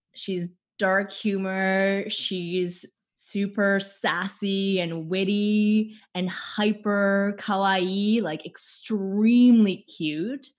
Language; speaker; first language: English; native; English